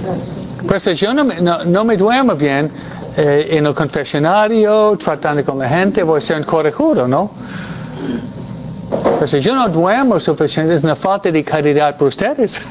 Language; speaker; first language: Spanish; non-native, fluent; English